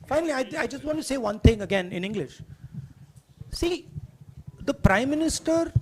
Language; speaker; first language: English; non-native, local second language; Hindi